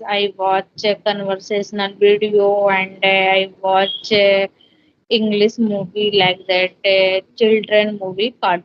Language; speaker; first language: English; non-native, learner; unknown